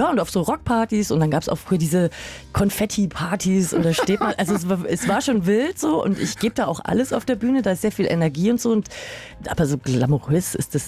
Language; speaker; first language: German; native; German